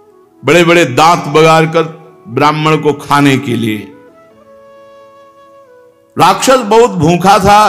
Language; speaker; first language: Hindi; native; Hindi